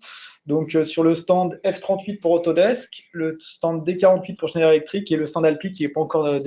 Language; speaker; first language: French; native; French